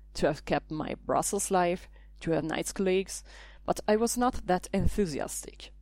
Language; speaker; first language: English; non-native, fluent; Italian